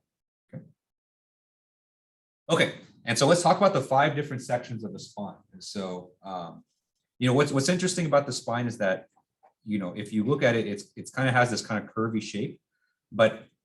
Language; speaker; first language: English; native; English